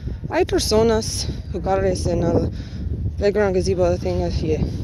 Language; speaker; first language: Spanish; non-native, learner; English